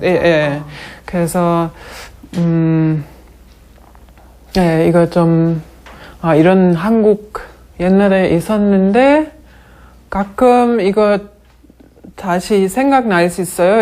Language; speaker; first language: Korean; non-native, learner; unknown